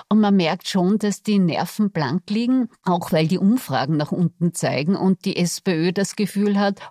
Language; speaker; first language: German; native; German